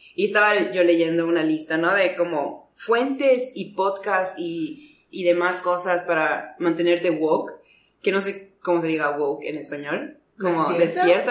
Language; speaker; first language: Spanish; native; Spanish